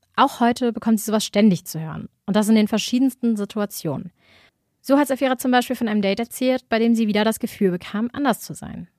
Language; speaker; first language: German; native; German